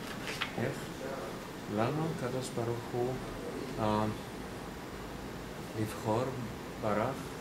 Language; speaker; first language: Hebrew; non-native, learner; English